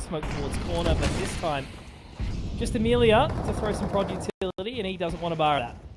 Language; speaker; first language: English; native; English